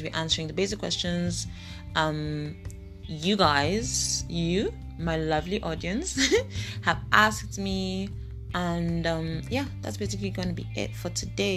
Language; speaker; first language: English; non-native, local second language; Igbo